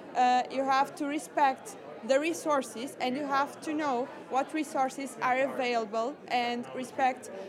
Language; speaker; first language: English; non-native, fluent; Portuguese